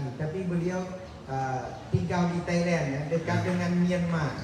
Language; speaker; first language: Indonesian; non-native, learner; Thai